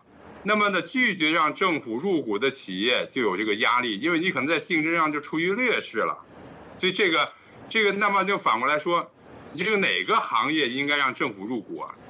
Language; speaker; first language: Chinese; native; Chinese